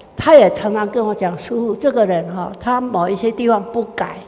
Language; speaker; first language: Chinese; native; Chinese